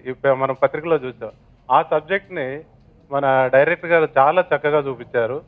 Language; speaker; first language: Telugu; native; Telugu